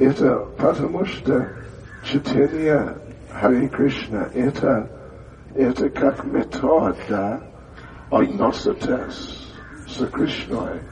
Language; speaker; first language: Russian; non-native, learner; English